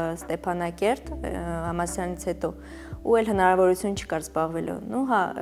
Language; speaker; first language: Armenian; native; Armenian